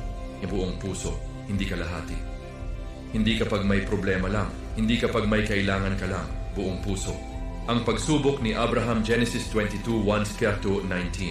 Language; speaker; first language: Filipino; native; Filipino